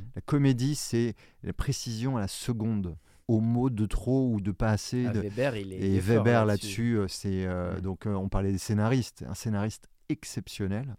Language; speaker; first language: French; native; French